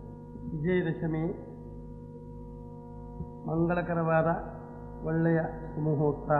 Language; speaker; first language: Kannada; native; Kannada